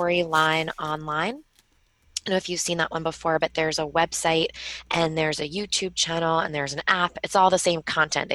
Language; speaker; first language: English; native; English